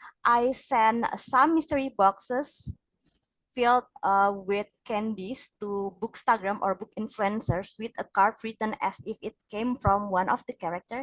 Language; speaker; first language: English; non-native, fluent; Indonesian